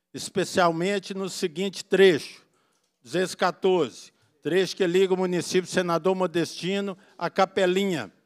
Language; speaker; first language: Portuguese; native; Portuguese